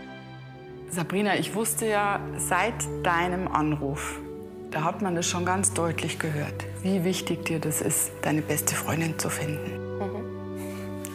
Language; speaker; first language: German; native; German